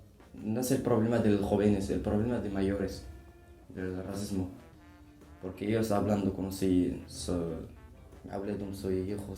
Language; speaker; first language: Spanish; non-native, learner; Arabic